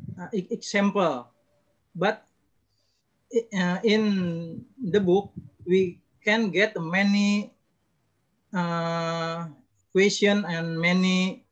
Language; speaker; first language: English; non-native, learner; Indonesian